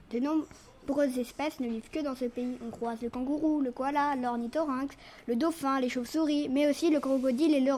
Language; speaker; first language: French; native; French